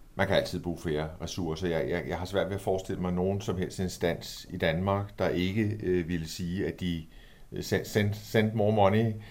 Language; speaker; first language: Danish; native; Danish